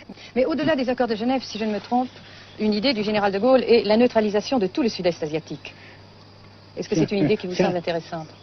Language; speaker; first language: French; native; French